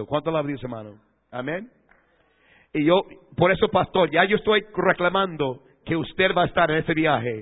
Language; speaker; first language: Spanish; non-native, fluent; English